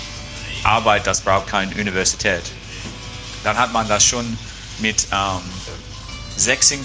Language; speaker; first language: German; non-native, fluent; English